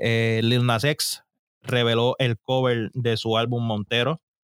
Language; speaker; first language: Spanish; early bilingual, heritage; Spanish